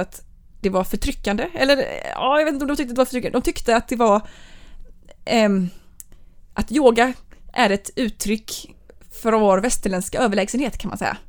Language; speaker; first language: Swedish; native; Swedish